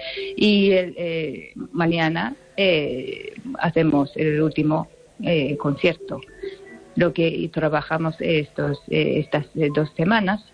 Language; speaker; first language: Spanish; non-native, learner; Japanese